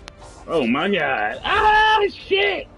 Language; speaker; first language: English; native; English